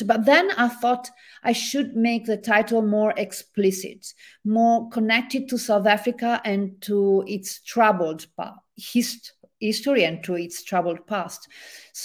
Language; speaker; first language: English; non-native, fluent; Italian